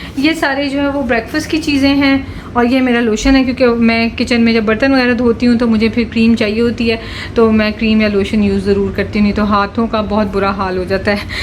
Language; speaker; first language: Urdu; native; Urdu